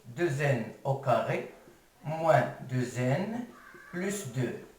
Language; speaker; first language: French; non-native, local second language; Arabic